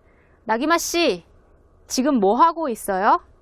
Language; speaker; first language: Korean; native; Korean